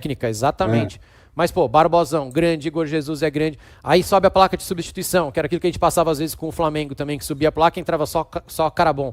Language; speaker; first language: Portuguese; native; Portuguese